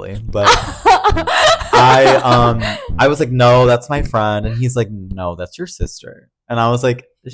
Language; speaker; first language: English; native; English